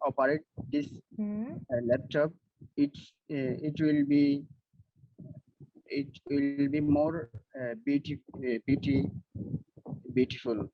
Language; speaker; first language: English; non-native, learner; Bangla